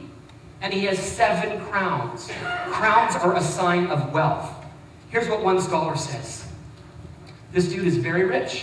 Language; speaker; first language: English; native; English